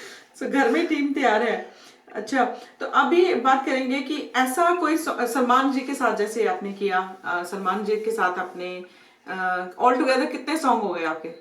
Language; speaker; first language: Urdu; non-native, local second language; Punjabi